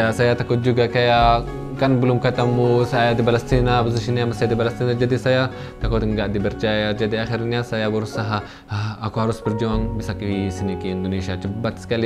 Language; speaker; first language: Indonesian; non-native, fluent; Arabic